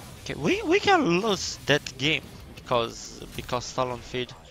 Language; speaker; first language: English; non-native, learner; Romanian